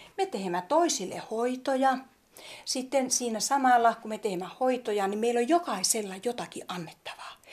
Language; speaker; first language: Finnish; native; Finnish